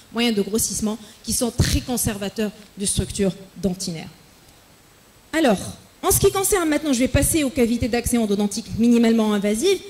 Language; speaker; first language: French; non-native, local second language; Arabic